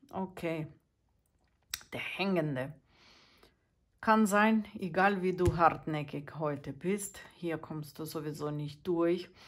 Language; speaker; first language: German; non-native, fluent; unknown